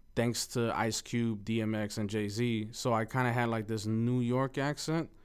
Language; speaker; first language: English; early bilingual, other home language; Spanish